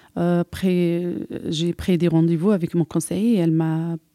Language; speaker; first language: French; non-native, local second language; Arabic